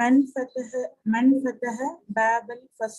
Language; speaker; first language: Arabic; non-native, learner; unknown